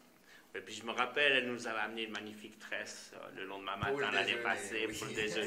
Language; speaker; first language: French; native; French